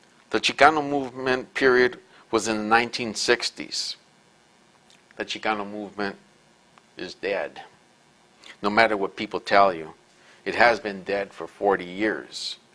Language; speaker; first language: English; early bilingual, other home language; Spanish